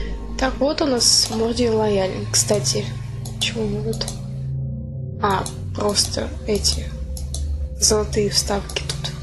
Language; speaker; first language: Russian; native; Russian